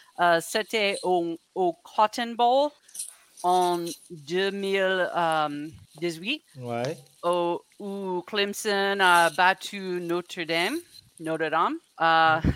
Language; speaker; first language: French; non-native, learner; English